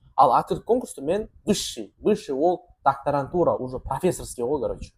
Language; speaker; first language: Russian; non-native, local second language; Kazakh